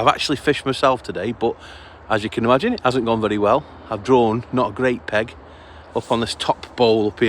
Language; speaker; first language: English; native; English